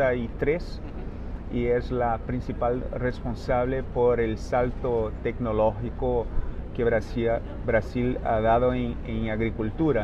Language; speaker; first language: Spanish; non-native, fluent; Portuguese